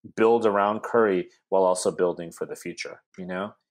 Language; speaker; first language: English; native; English